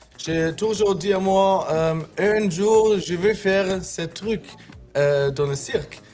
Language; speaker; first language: French; non-native, learner; German